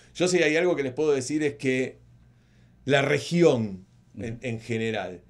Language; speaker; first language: Spanish; native; Spanish